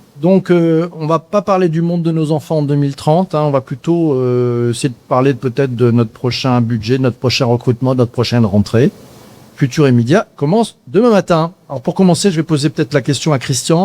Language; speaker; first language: French; native; French